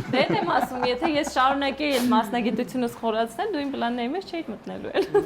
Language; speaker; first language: Armenian; native; Armenian